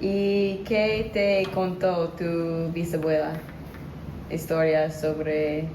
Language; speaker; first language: Spanish; non-native, learner; English